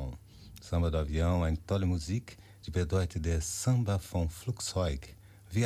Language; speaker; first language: German; non-native, learner; Portuguese